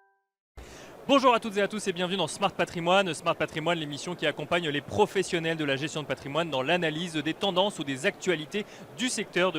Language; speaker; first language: French; native; French